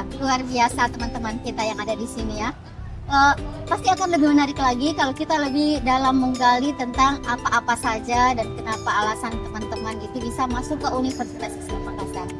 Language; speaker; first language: Indonesian; native; Indonesian